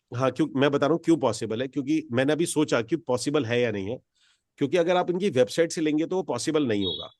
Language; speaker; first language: Hindi; native; Hindi